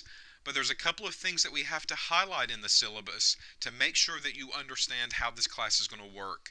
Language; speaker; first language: English; native; English